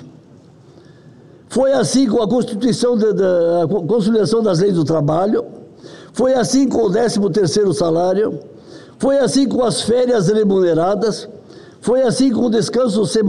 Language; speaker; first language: Portuguese; native; Portuguese